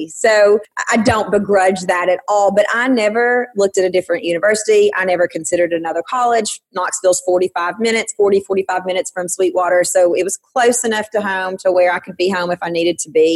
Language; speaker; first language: English; native; English